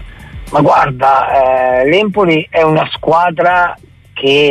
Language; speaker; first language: Italian; native; Italian